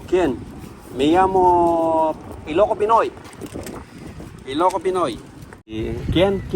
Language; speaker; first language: Spanish; non-native, learner; Iloko